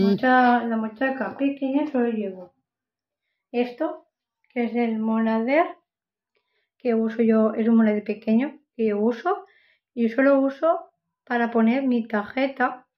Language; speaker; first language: Spanish; non-native, local second language; Catalan